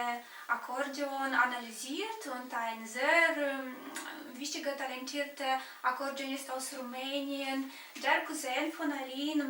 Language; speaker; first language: German; non-native, fluent; Romanian